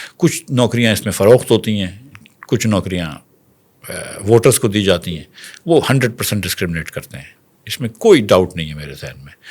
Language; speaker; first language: Urdu; native; Urdu